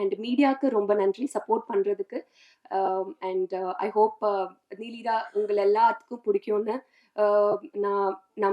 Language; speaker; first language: Tamil; non-native, fluent; Telugu